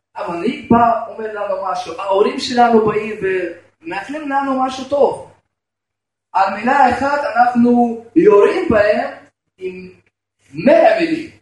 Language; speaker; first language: Hebrew; non-native, fluent; Russian